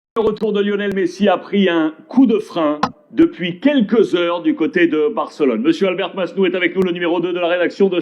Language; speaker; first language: French; native; French